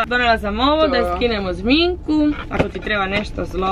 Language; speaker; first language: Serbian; non-native, learner; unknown